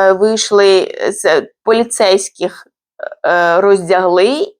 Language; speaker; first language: Ukrainian; non-native, fluent; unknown